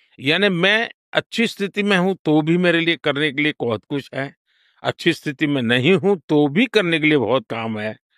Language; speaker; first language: Hindi; non-native, local second language; Gujarati